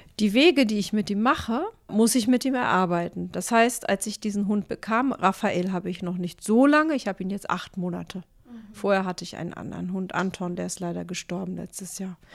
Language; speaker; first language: German; native; German